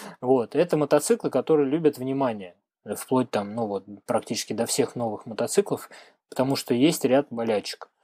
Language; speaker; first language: Russian; native; Russian